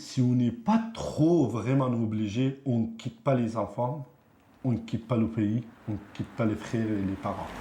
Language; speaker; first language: French; non-native, learner; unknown